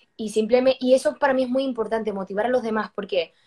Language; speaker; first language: Spanish; native; Spanish